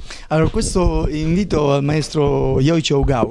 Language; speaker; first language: Italian; native; Italian